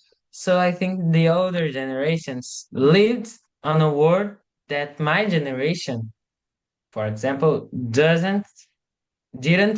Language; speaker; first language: English; non-native, learner; Portuguese